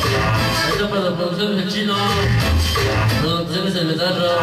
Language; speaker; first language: Spanish; native; Spanish